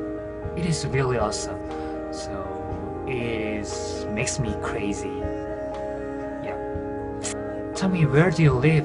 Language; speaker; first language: English; non-native, learner; Korean